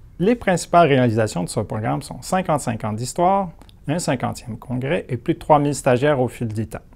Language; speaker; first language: French; native; French